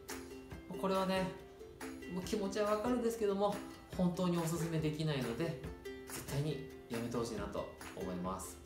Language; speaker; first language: Japanese; native; Japanese